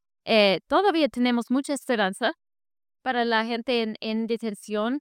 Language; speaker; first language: Spanish; non-native, fluent; English